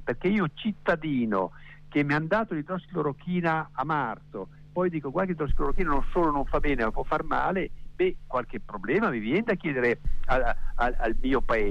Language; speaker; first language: Italian; native; Italian